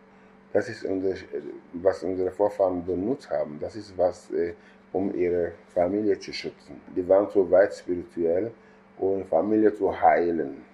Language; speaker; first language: German; non-native, fluent; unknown